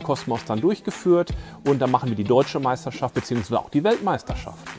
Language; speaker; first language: German; native; German